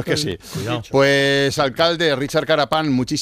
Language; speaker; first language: Spanish; native; Spanish